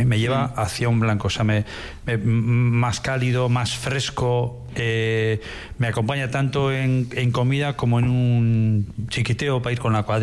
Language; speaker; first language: Spanish; native; Spanish